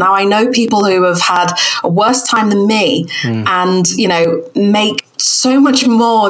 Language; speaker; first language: English; native; English